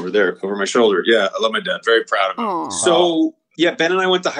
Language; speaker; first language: English; native; English